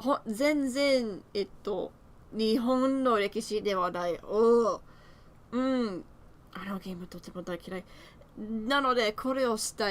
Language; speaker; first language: Japanese; non-native, learner; English